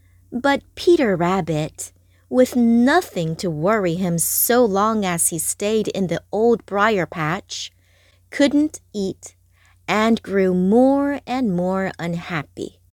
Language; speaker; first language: English; non-native, fluent; Chinese